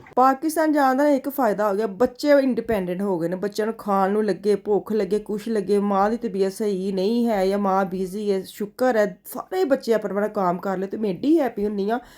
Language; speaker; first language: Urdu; non-native, local second language; Punjabi